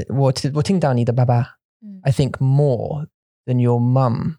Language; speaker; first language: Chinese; non-native, learner; English